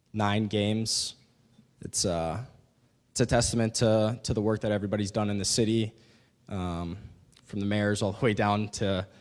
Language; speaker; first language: English; native; English